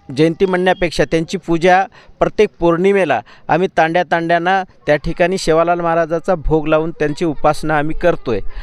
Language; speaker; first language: Marathi; non-native, local second language; Lambadi